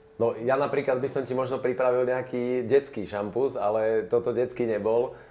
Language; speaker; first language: Slovak; native; Slovak